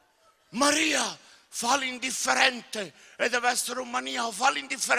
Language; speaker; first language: Italian; native; Italian